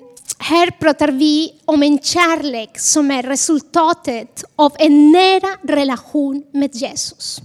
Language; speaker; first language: Swedish; non-native, fluent; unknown